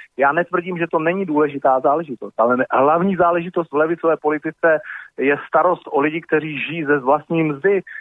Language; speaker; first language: Czech; native; Czech